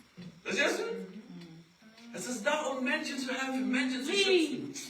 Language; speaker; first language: German; non-native, learner; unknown